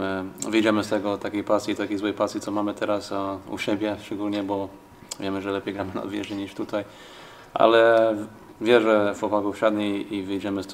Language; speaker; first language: Polish; non-native, fluent; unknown